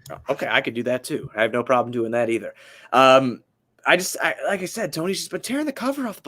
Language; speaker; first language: English; native; English